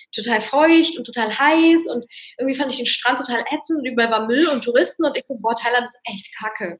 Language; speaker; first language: German; early bilingual, other home language; Russian